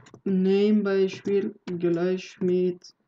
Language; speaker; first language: German; non-native, learner; Persian